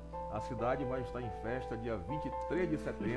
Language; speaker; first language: Portuguese; native; Portuguese